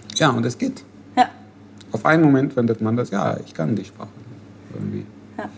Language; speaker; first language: German; non-native, fluent; Arabic